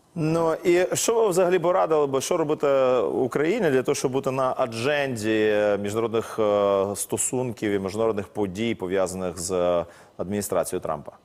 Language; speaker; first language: Ukrainian; native; Ukrainian